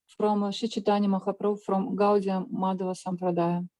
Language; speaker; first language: English; non-native, learner; Russian